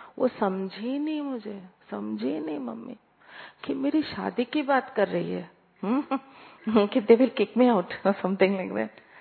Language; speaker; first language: Hindi; native; Hindi